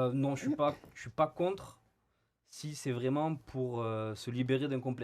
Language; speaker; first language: French; native; French